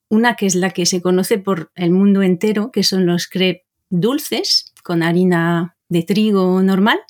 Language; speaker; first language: Spanish; non-native, fluent; French